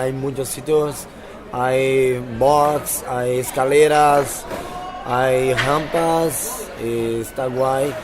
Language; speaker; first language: Spanish; non-native, fluent; Portuguese